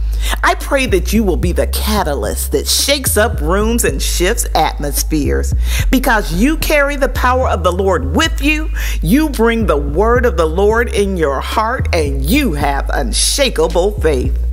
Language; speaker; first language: English; native; English